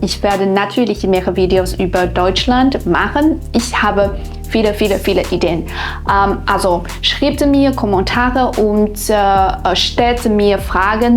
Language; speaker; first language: German; non-native, fluent; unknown